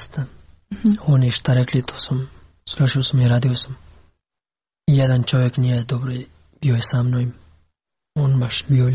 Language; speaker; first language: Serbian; non-native, learner; Pashto